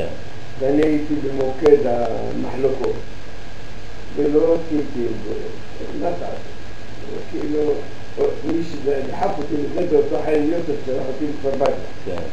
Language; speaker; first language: Hebrew; early bilingual, other home language; Arabic